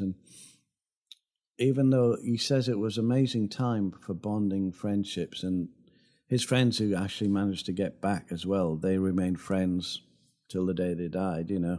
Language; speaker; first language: English; native; English